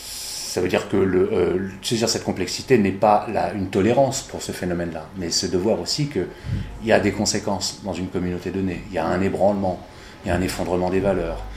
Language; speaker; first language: French; native; French